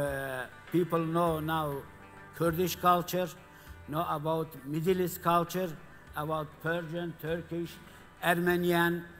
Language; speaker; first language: English; non-native, learner; Kurdish